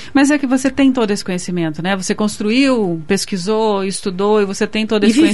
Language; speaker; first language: Portuguese; native; Portuguese